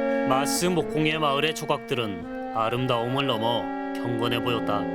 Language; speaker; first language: Korean; native; Korean